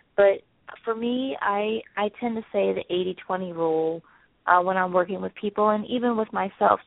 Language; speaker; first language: English; native; English